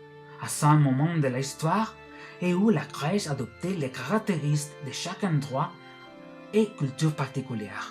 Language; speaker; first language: French; non-native, learner; Catalan